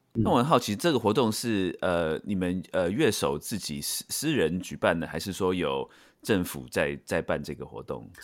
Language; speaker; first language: Chinese; native; Chinese